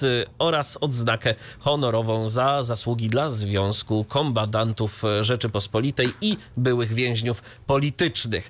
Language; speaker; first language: Polish; native; Polish